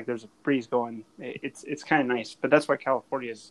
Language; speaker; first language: English; native; English